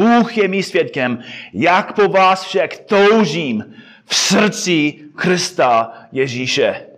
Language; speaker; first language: Czech; non-native, fluent; English